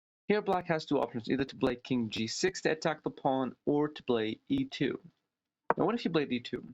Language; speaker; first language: English; non-native, fluent; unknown